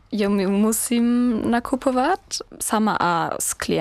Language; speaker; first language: Czech; non-native, learner; German